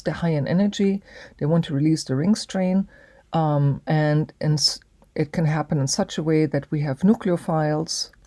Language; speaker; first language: English; native; English